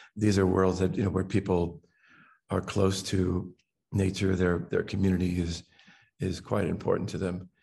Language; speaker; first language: English; native; English